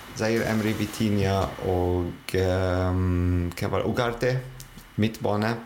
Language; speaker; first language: Norwegian; non-native, fluent; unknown